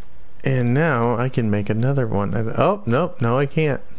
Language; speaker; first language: English; native; English